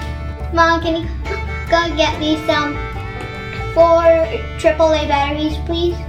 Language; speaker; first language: English; native; English